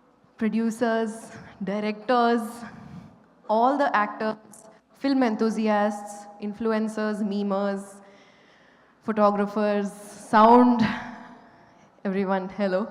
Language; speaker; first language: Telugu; non-native, local second language; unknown